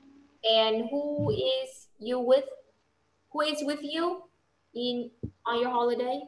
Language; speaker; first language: English; non-native, fluent; Vietnamese